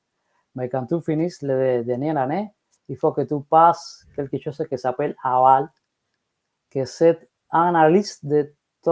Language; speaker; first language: French; non-native, fluent; Spanish